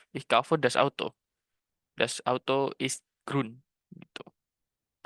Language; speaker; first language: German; non-native, fluent; Indonesian